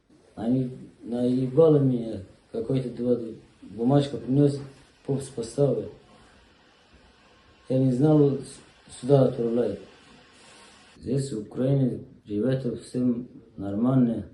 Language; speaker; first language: Russian; non-native, learner; Uzbek